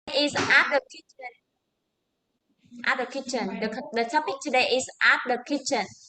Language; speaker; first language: English; non-native, learner; Vietnamese